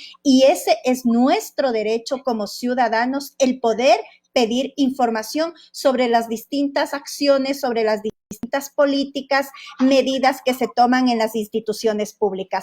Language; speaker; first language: Spanish; native; Spanish